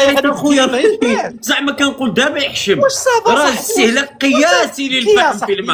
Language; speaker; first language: Arabic; native; Arabic